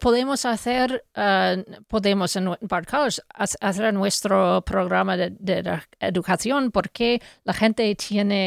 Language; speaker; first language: Spanish; non-native, fluent; English